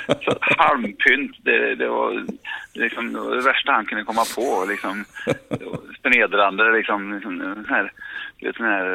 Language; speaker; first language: Swedish; native; Swedish